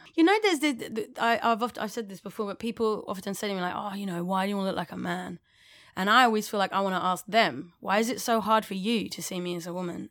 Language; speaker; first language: English; native; English